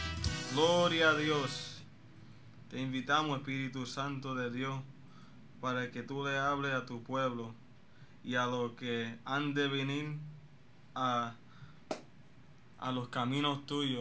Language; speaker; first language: Spanish; native; Spanish